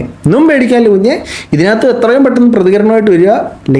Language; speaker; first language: Malayalam; native; Malayalam